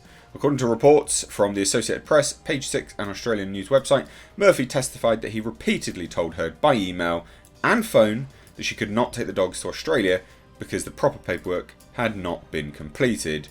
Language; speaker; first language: English; native; English